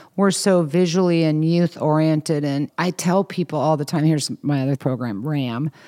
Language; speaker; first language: English; native; English